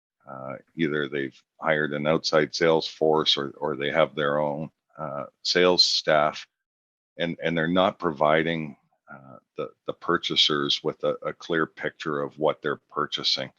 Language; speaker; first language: English; native; English